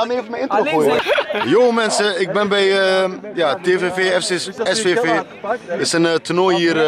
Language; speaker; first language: Dutch; native; Dutch